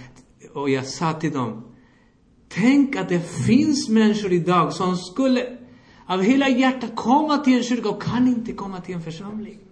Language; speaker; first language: Swedish; non-native, fluent; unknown